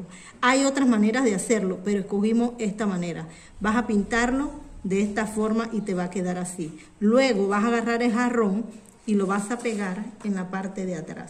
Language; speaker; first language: Spanish; native; Spanish